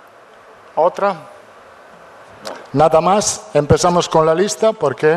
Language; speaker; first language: Portuguese; non-native, fluent; Italian